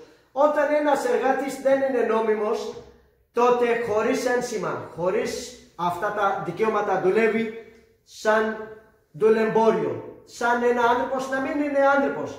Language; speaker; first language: Greek; non-native, fluent; Urdu